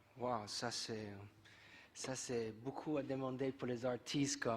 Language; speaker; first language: French; non-native, fluent; English